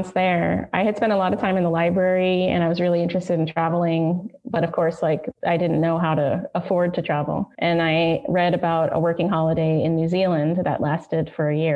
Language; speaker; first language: English; native; English